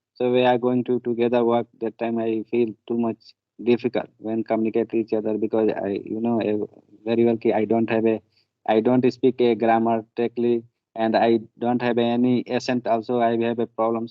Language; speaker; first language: English; non-native, learner; Hindi